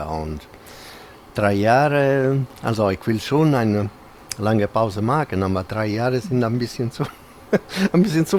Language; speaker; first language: German; non-native, fluent; Italian